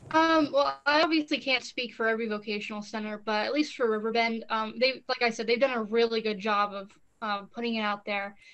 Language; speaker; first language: English; native; English